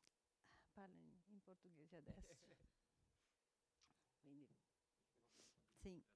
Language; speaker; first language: Italian; non-native, fluent; Portuguese